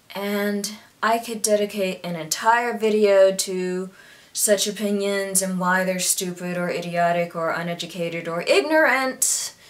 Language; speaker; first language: English; native; English